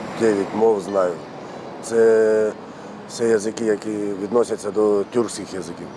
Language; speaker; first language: Ukrainian; early bilingual, other home language; Turkish